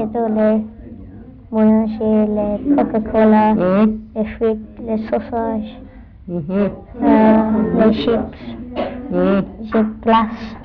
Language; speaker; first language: French; non-native, learner; English